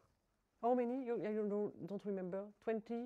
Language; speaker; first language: English; non-native, learner; French